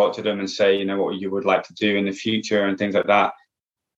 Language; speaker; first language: English; native; English